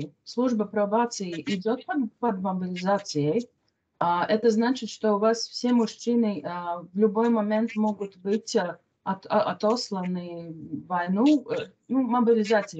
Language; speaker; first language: Russian; non-native, local second language; Latvian